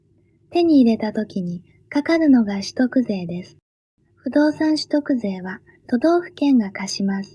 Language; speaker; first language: Japanese; native; Japanese